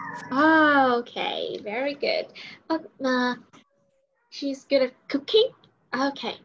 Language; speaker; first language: English; non-native, learner; Vietnamese